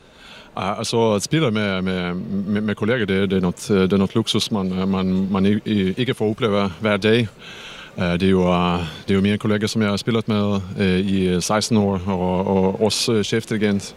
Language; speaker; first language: Danish; non-native, fluent; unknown